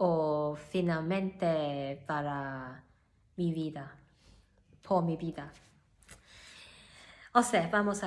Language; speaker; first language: Spanish; non-native, learner; Cantonese